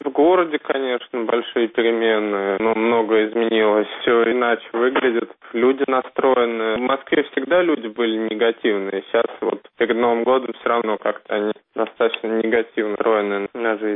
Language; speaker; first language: Russian; native; Russian